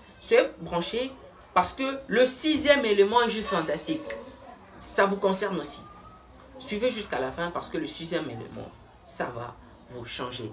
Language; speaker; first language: French; non-native, local second language; Lingala